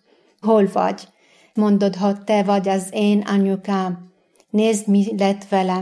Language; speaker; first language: Hungarian; non-native, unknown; Arabic